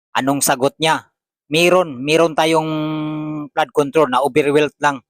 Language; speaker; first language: Filipino; native; Filipino